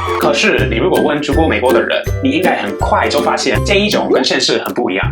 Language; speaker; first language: Chinese; non-native, fluent; English